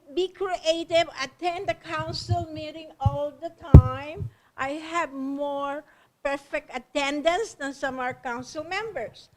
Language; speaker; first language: English; non-native, local second language; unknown